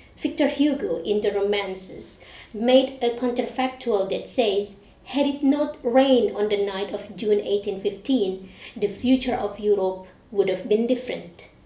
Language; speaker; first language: English; non-native, fluent; Indonesian